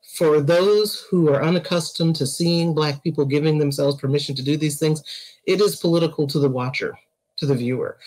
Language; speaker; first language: English; native; English